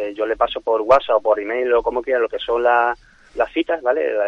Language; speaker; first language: Spanish; native; Spanish